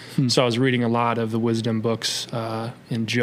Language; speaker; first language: English; native; English